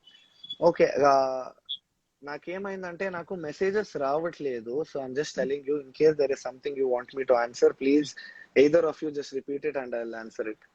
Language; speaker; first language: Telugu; native; Telugu